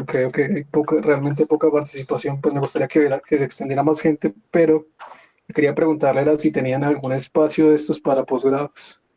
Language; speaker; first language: Spanish; native; Spanish